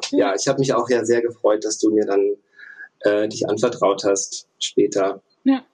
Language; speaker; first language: German; early bilingual, other home language; Russian